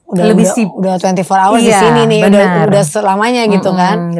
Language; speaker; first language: Indonesian; native; Indonesian